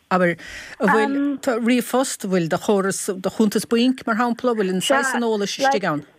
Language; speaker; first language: Irish; native; Irish